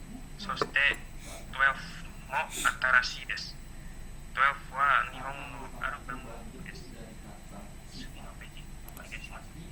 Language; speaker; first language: Japanese; non-native, learner; Indonesian